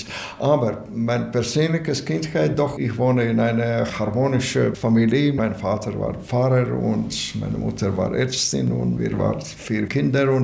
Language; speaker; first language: German; non-native, learner; Latvian